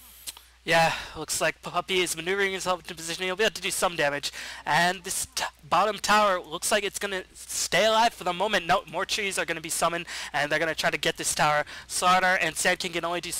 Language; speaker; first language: English; native; English